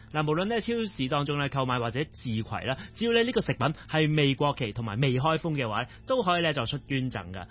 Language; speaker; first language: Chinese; non-native, local second language; Cantonese